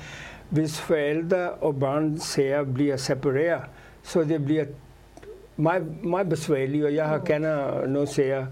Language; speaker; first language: Danish; non-native, fluent; Urdu